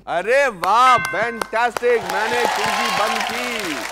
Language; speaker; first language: Hindi; native; Hindi